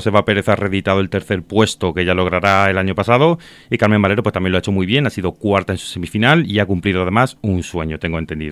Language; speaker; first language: Spanish; native; Spanish